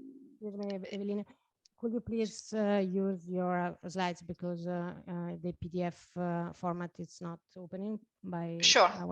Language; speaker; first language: English; non-native, fluent; Italian